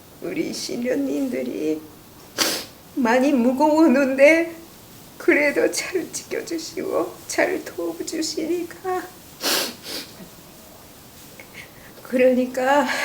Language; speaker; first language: Korean; non-native, learner; Japanese